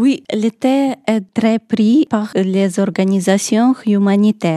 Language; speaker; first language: French; non-native, learner; Ukrainian